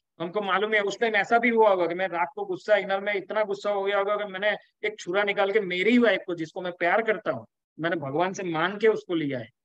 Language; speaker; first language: Hindi; non-native, local second language; Gujarati